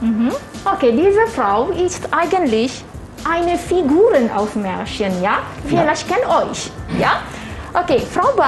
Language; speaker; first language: German; non-native, fluent; Malay